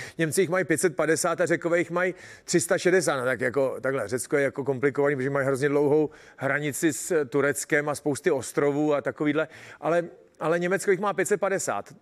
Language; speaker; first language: Czech; native; Czech